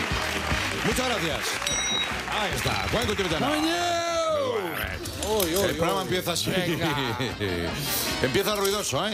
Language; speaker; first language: Spanish; native; Spanish